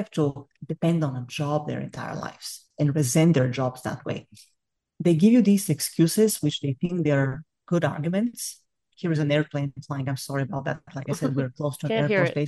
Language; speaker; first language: English; non-native, fluent; Bulgarian